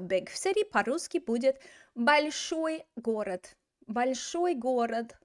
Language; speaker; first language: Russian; non-native, fluent; English